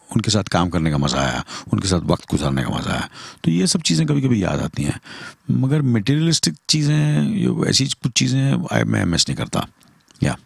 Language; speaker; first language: Hindi; native; Hindi